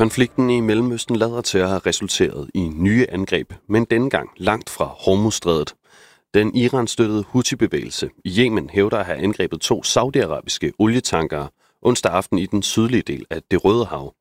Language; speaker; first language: Danish; native; Danish